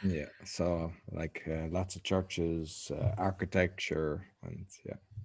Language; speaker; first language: English; native; English